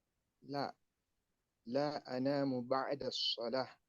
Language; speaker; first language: Arabic; non-native, learner; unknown